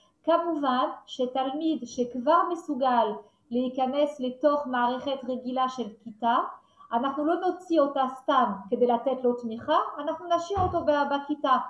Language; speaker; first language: Hebrew; non-native, fluent; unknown